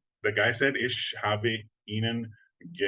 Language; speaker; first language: German; non-native, learner; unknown